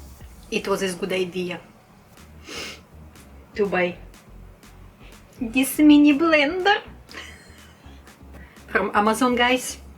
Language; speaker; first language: English; non-native, learner; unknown